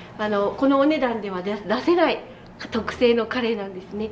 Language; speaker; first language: Japanese; native; Japanese